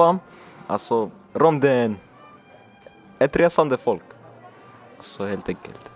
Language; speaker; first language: Swedish; early bilingual, other home language; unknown